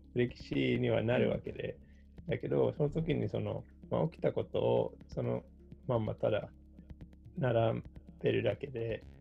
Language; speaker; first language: Japanese; non-native, fluent; Finnish